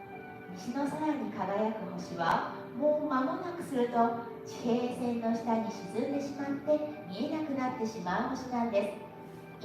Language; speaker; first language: Japanese; native; Japanese